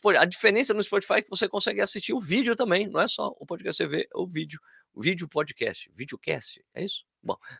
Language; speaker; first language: Portuguese; native; Portuguese